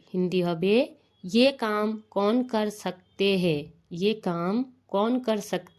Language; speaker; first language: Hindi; non-native, local second language; Bangla